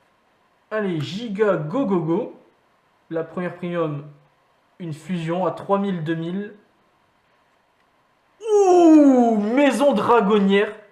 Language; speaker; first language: French; native; French